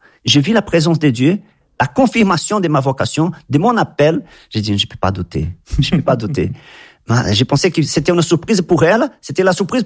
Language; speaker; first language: French; non-native, fluent; Italian